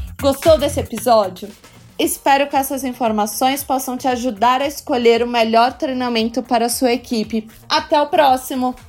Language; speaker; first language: Portuguese; native; Portuguese